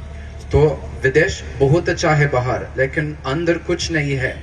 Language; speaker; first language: Hindi; non-native, learner; English